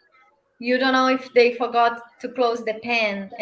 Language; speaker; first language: English; non-native, learner; Portuguese